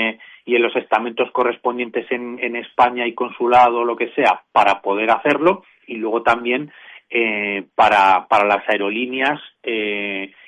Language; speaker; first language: Spanish; native; Spanish